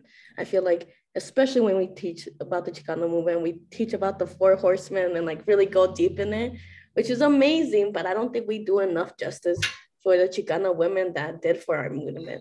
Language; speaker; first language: English; native; English